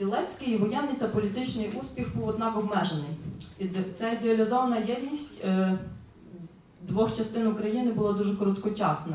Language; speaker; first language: Ukrainian; native; Ukrainian